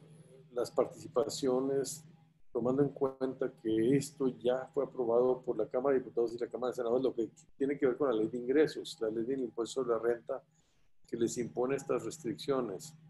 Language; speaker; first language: Spanish; native; Spanish